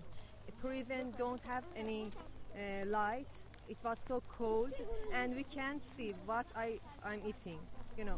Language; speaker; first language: English; non-native, learner; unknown